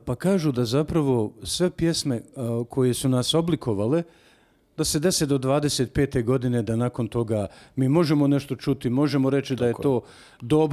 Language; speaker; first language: Serbian; native; Serbian